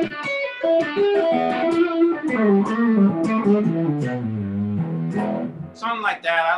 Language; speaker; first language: English; native; English